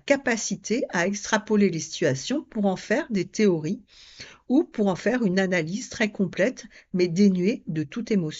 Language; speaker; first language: French; native; French